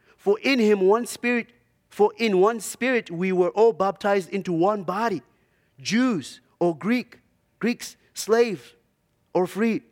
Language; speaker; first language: English; non-native, local second language; Shona